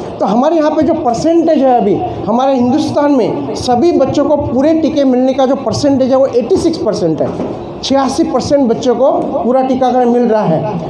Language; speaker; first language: Hindi; non-native, local second language; Marathi